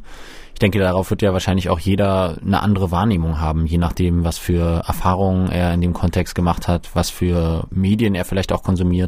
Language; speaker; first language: German; native; German